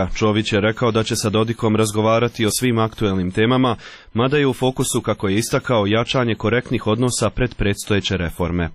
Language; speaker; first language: Croatian; native; Croatian